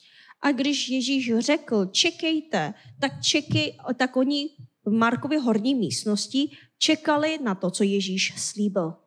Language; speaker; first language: Czech; non-native, fluent; Korean